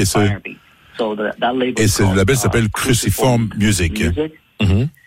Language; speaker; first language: French; non-native, fluent; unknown